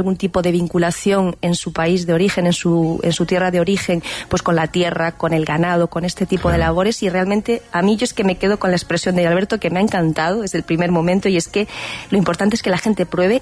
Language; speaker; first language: Spanish; native; Spanish